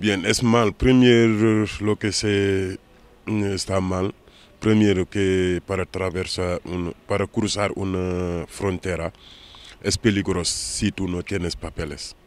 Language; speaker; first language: Spanish; non-native, learner; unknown